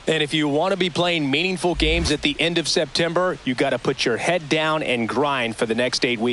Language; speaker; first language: English; native; English